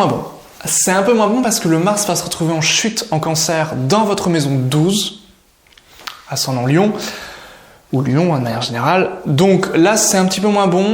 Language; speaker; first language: French; native; French